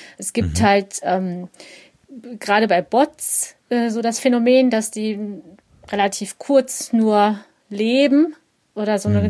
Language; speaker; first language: German; native; German